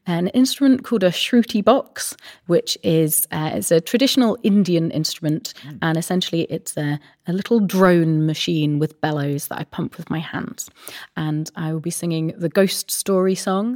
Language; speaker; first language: English; native; English